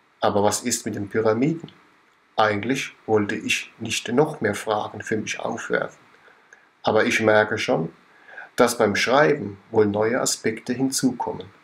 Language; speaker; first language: German; native; German